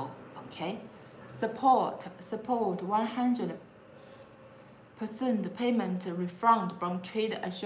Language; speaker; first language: English; non-native, learner; Chinese